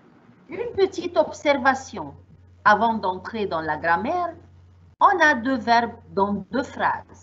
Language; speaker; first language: French; non-native, fluent; Arabic